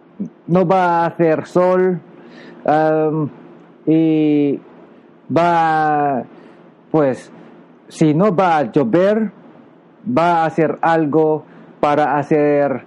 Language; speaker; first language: Spanish; non-native, local second language; Filipino